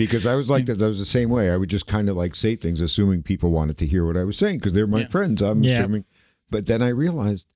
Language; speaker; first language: English; native; English